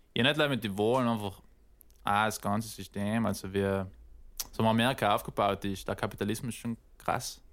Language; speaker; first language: German; native; German